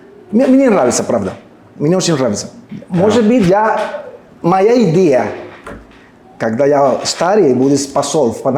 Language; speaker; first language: Russian; non-native, learner; Spanish